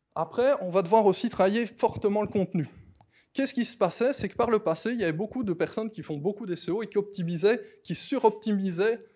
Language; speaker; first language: French; native; French